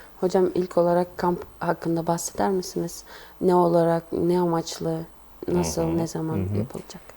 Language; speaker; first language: Turkish; non-native, local second language; Kyrgyz